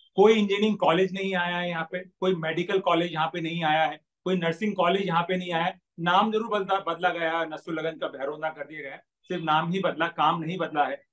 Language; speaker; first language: Hindi; native; Hindi